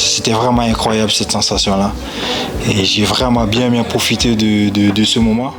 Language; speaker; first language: French; non-native, local second language; Haitian Creole